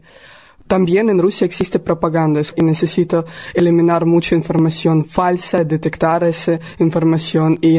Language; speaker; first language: Spanish; non-native, learner; Russian